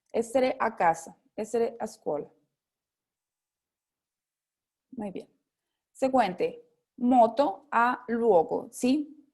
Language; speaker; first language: Italian; non-native, fluent; Spanish